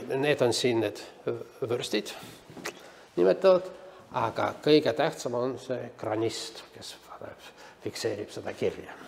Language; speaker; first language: Estonian; native; Estonian